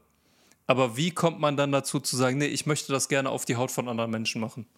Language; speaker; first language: German; native; German